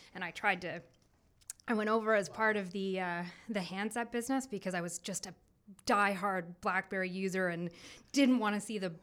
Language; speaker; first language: English; native; English